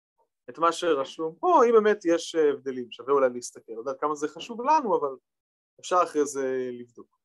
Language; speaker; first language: Hebrew; native; Hebrew